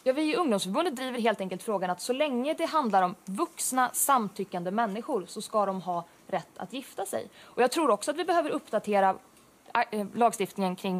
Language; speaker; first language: Swedish; native; Swedish